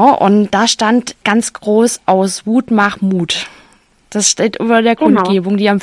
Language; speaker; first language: German; native; German